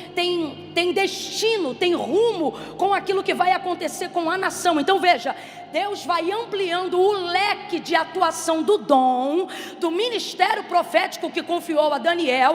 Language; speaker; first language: Portuguese; native; Portuguese